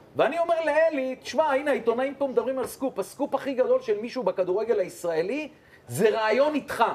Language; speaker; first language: Hebrew; native; Hebrew